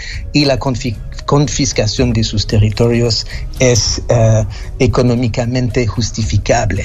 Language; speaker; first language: Spanish; non-native, fluent; French